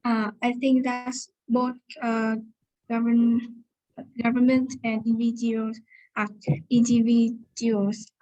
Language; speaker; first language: English; non-native, learner; Vietnamese